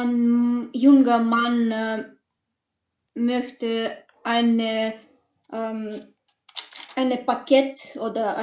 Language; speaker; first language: German; non-native, learner; Macedonian